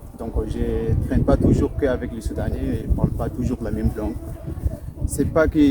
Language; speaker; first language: French; non-native, fluent; Arabic